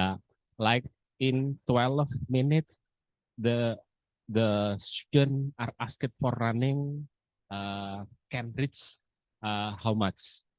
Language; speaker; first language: English; non-native, learner; Indonesian